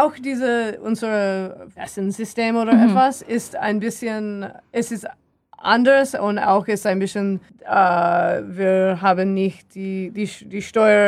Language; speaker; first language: German; non-native, learner; English